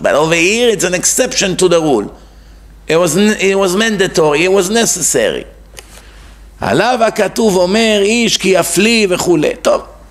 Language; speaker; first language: English; non-native, fluent; Hebrew